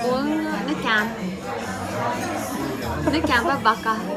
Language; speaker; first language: Vietnamese; non-native, learner; English